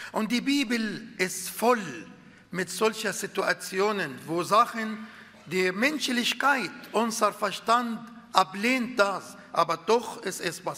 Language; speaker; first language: German; non-native, fluent; Arabic